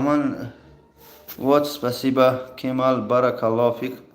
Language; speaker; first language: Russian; non-native, learner; Tajik